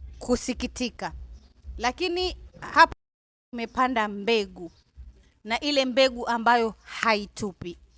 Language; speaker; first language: Swahili; native; Swahili